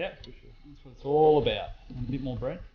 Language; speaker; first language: English; native; English